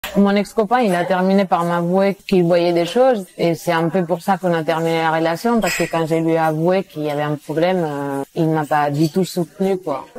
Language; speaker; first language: French; non-native, fluent; Spanish